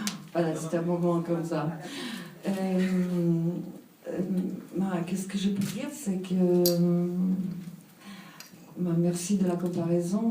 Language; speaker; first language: French; non-native, fluent; Italian